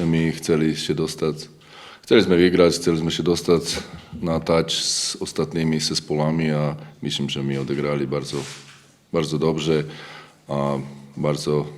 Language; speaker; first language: Polish; non-native, learner; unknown